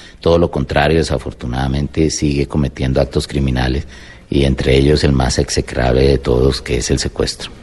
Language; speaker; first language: Spanish; native; Spanish